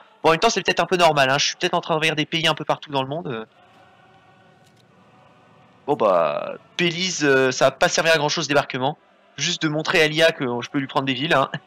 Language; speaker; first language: French; native; French